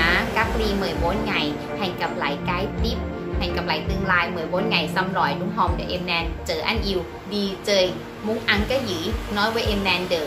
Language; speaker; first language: Vietnamese; non-native, learner; Thai